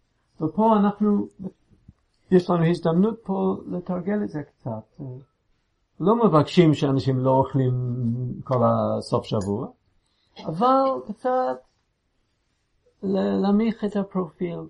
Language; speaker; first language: Hebrew; non-native, fluent; English